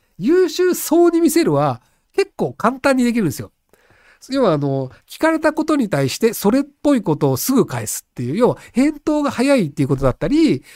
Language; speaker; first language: Japanese; native; Japanese